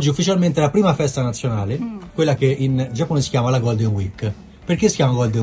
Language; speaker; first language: Italian; native; Italian